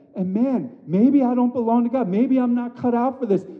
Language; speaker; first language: English; native; English